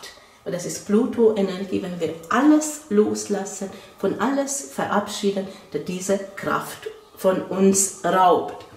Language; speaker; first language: German; non-native, fluent; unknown